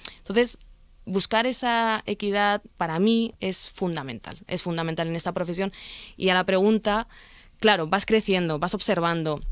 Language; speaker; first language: Spanish; early bilingual, other home language; Arabic